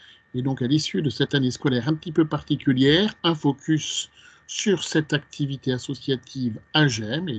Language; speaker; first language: French; native; French